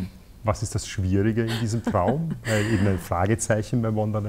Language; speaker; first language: German; native; German